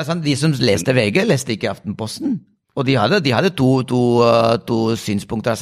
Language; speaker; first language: Norwegian; non-native, fluent; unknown